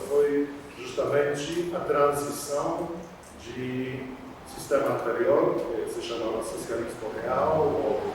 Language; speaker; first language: Portuguese; non-native, fluent; Polish